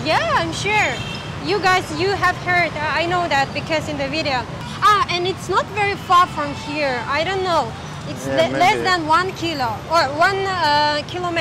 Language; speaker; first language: English; non-native, learner; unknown